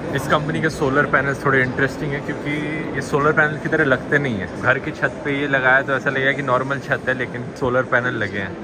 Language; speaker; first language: Hindi; native; Hindi